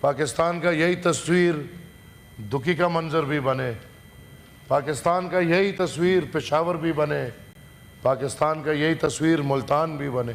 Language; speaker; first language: Urdu; non-native, local second language; Pashto